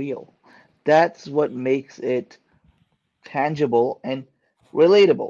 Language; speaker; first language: English; native; English